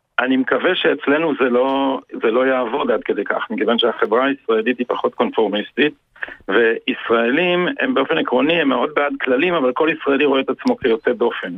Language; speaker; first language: Hebrew; native; Hebrew